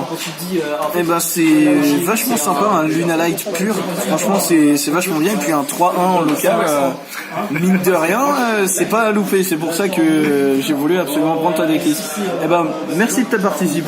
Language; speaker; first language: French; native; French